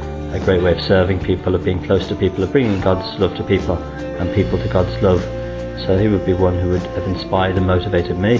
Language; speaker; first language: English; native; English